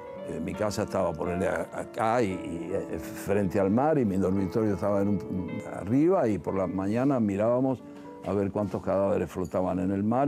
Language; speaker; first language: Spanish; early bilingual, other home language; Italian